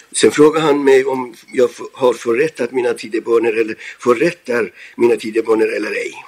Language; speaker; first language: Swedish; non-native, fluent; Persian